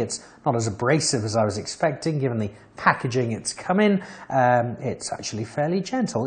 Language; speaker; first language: English; native; English